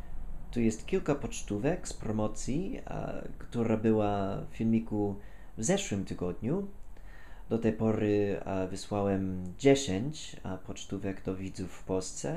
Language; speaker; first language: Polish; non-native, fluent; English